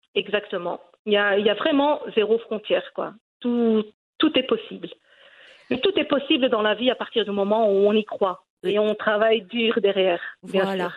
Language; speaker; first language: French; early bilingual, other home language; Riffian